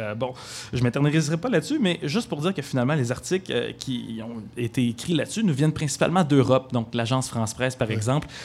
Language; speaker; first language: French; native; French